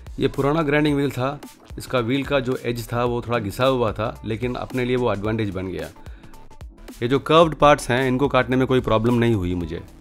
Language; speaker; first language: Hindi; non-native, local second language; Tamil